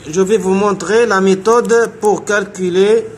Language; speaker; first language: French; non-native, local second language; Arabic